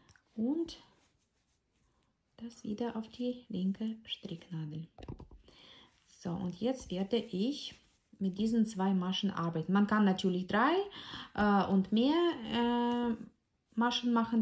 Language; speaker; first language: German; non-native, fluent; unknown